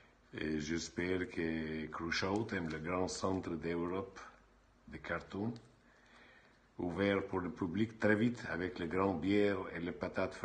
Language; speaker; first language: French; non-native, learner; Albanian